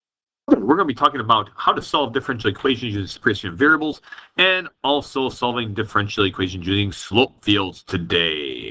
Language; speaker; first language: English; native; English